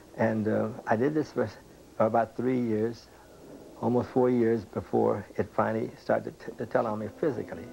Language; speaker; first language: English; native; English